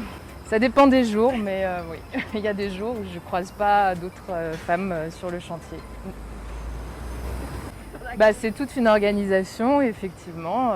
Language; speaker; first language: French; native; French